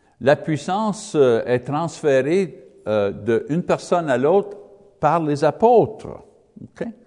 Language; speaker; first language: French; non-native, learner; English